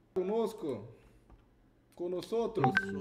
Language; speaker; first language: Spanish; non-native, learner; Portuguese